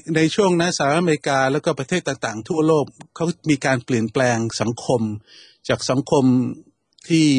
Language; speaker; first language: Thai; native; Thai